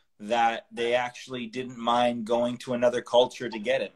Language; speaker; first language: English; early bilingual, other home language; Italian